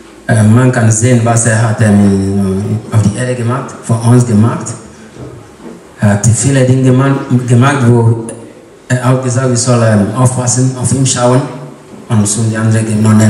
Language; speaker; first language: German; non-native, learner; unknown